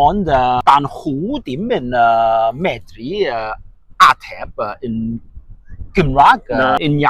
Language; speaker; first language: Welsh; non-native, fluent; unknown